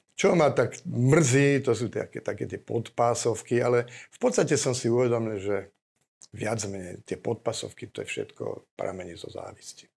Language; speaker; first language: Slovak; native; Slovak